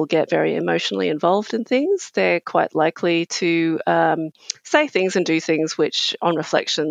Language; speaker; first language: English; native; English